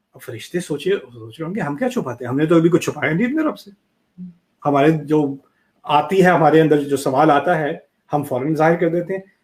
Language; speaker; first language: Urdu; early bilingual, heritage; Urdu